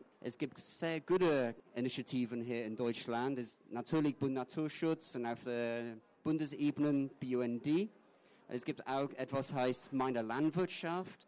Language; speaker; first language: German; non-native, fluent; English